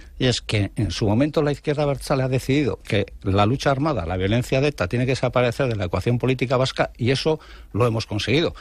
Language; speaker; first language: Spanish; non-native, local second language; Basque